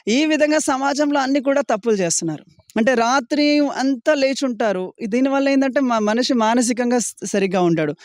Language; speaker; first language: Telugu; native; Telugu